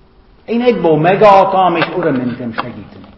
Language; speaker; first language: Hungarian; non-native, learner; English